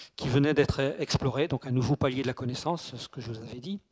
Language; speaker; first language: French; native; French